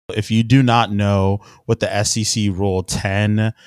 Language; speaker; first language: English; native; English